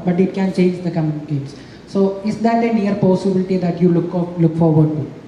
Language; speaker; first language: English; non-native, local second language; Malayalam